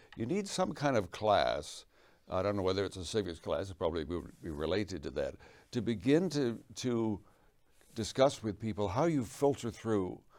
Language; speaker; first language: English; native; English